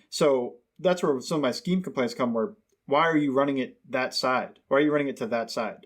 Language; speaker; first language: English; native; English